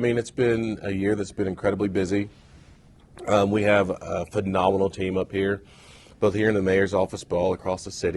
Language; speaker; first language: English; native; English